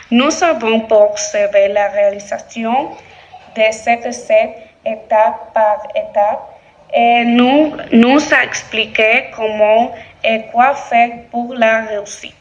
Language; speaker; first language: French; non-native, learner; Spanish